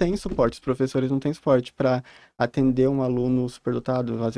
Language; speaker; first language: Portuguese; native; Portuguese